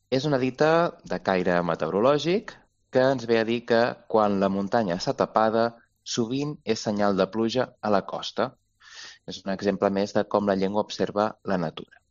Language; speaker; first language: Catalan; native; Catalan